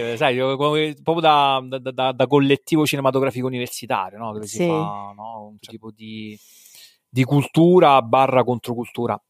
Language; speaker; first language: Italian; native; Italian